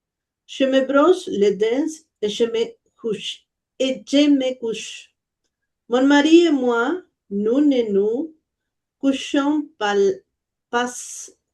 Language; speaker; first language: French; non-native, learner; Spanish